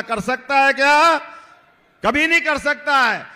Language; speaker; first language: Hindi; native; Hindi